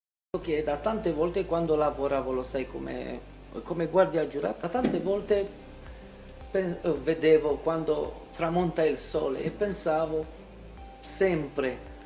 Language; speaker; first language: Italian; non-native, fluent; Romanian